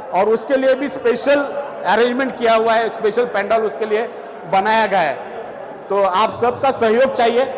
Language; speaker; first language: Hindi; non-native, local second language; Marathi